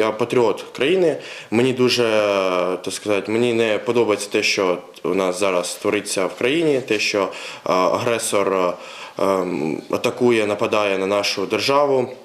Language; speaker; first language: Ukrainian; native; Ukrainian